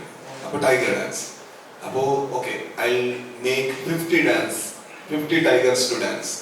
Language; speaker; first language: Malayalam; non-native, learner; Kannada